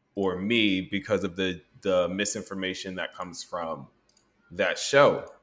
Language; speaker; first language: English; native; English